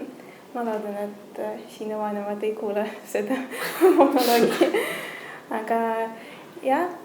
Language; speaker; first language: Estonian; non-native, local second language; Russian